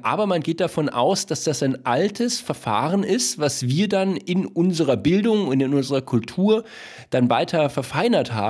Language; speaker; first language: German; native; German